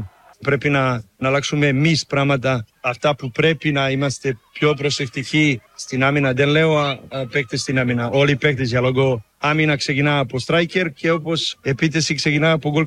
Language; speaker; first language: Greek; non-native, learner; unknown